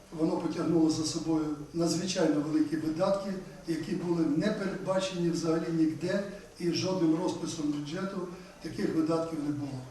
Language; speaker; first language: Ukrainian; native; Ukrainian